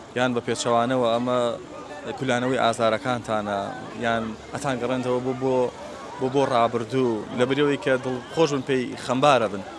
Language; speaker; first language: Central Kurdish; native; Central Kurdish